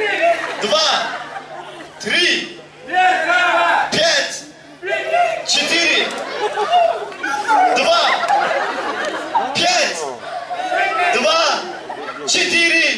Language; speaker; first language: Russian; non-native, learner; Turkish